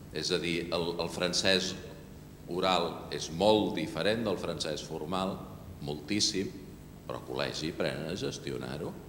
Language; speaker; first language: Catalan; non-native, local second language; Spanish